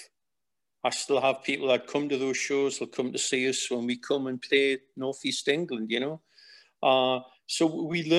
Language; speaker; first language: English; native; English